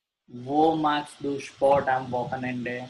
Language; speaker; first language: German; non-native, learner; Gujarati